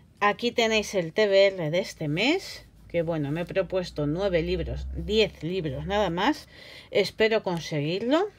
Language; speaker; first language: Spanish; native; Spanish